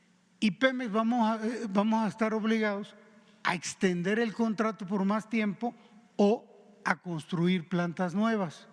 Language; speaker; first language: Spanish; native; Spanish